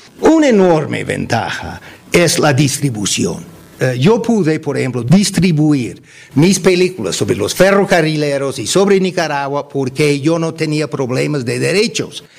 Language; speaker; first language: Spanish; non-native, fluent; English